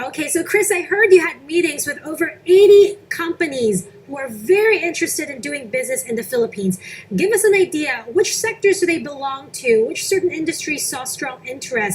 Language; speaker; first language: English; non-native, local second language; Filipino